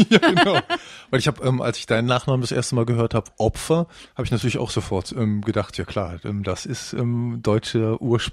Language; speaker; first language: German; native; German